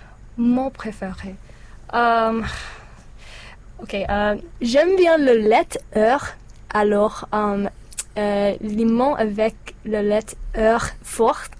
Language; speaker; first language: French; non-native, learner; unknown